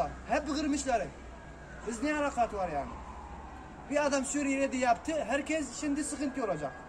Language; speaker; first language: Turkish; non-native, learner; Arabic